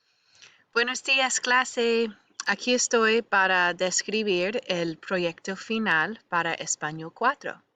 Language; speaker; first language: Spanish; non-native, fluent; English